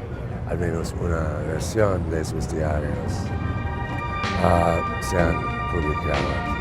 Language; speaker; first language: Spanish; non-native, fluent; English